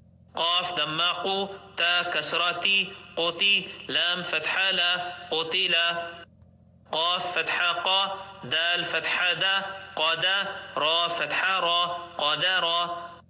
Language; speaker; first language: Arabic; non-native, fluent; Oromo